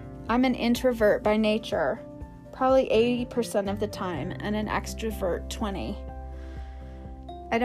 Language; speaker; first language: English; native; English